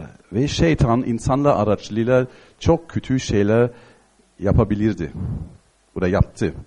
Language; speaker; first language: Turkish; non-native, fluent; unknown